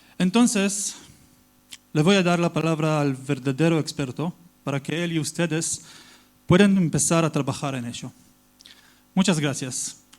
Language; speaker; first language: Spanish; non-native, learner; Hebrew